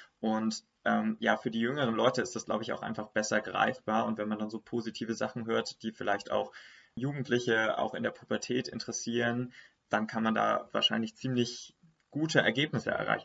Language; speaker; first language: German; native; German